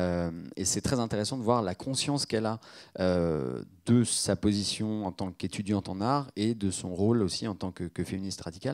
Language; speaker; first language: French; native; French